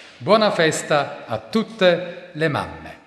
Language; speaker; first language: Italian; non-native, fluent; German